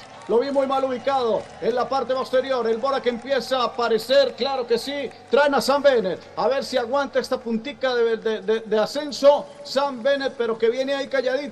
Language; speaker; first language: Spanish; native; Spanish